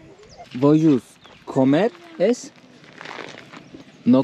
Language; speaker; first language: Spanish; non-native, learner; Turkish